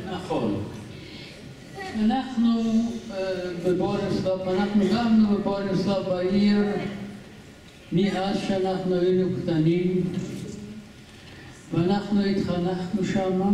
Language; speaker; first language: Hebrew; non-native, fluent; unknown